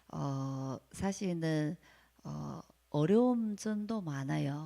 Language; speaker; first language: Korean; non-native, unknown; Chinese